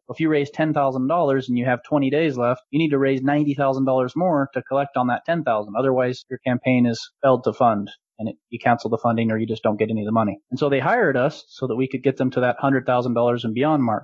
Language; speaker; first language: English; native; English